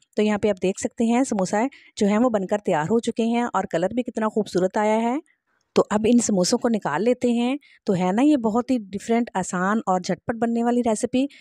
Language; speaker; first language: Hindi; native; Hindi